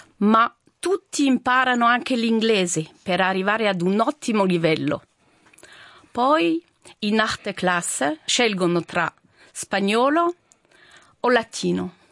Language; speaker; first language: Italian; non-native, fluent; French